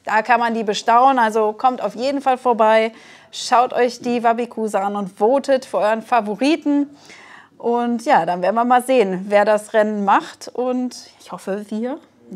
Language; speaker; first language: German; native; German